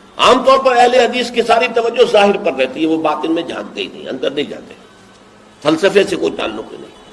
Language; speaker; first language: Urdu; native; Urdu